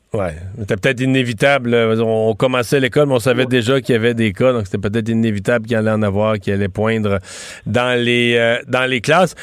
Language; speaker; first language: French; native; French